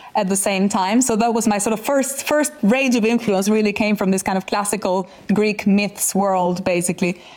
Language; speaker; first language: English; non-native, fluent; Albanian